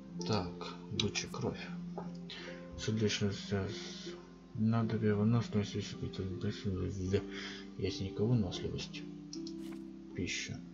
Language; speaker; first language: Russian; native; Russian